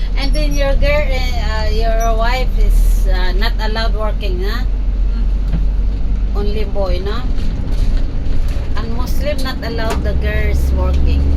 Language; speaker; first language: English; non-native, local second language; Filipino